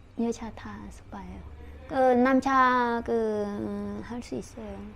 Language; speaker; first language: Korean; non-native, learner; Vietnamese